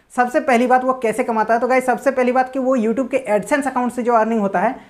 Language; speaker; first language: Hindi; native; Hindi